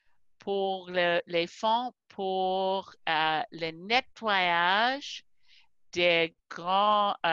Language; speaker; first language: French; non-native, fluent; English